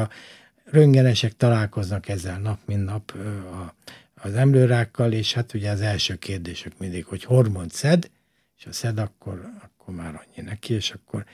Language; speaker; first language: Hungarian; native; Hungarian